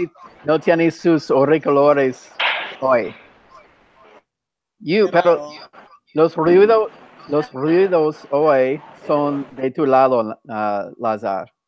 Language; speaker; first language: Spanish; non-native, fluent; English